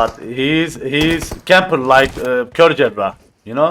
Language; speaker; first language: English; non-native, learner; Turkish